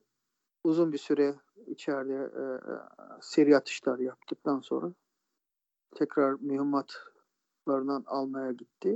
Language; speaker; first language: Turkish; native; Turkish